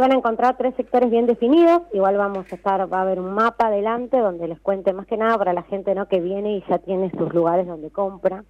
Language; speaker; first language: Spanish; native; Spanish